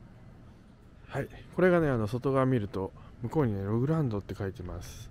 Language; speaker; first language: Japanese; native; Japanese